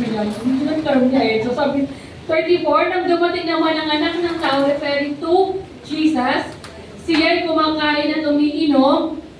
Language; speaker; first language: Filipino; native; Filipino